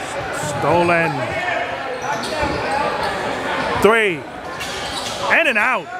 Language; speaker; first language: English; native; English